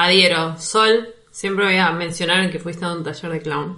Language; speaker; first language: Spanish; native; Spanish